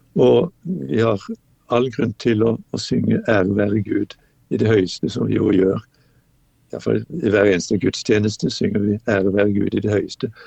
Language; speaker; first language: Norwegian; native; Norwegian